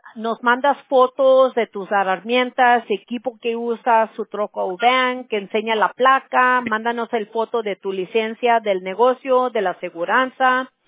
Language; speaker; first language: Spanish; early bilingual, heritage; Spanish